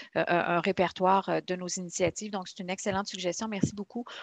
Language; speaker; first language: French; native; French